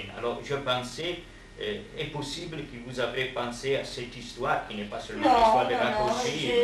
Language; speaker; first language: French; non-native, fluent; Italian